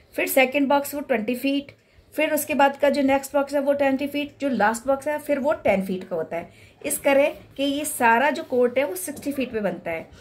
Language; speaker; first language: Hindi; native; Hindi